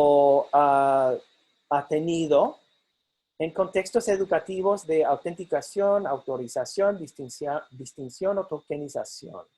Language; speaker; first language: Spanish; non-native, fluent; English